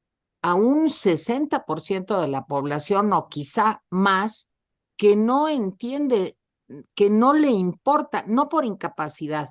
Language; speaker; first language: Spanish; native; Spanish